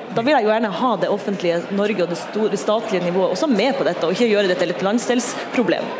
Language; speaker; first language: Norwegian; native; Norwegian